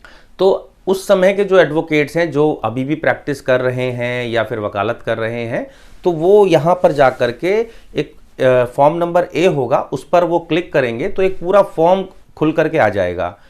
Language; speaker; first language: Hindi; native; Hindi